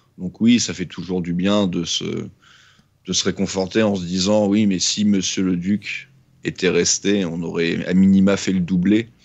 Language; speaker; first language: French; native; French